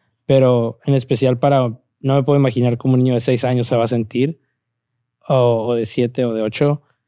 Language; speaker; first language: Spanish; early bilingual, heritage; Spanish